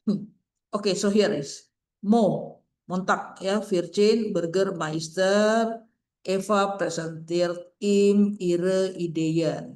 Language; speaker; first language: German; non-native, fluent; Indonesian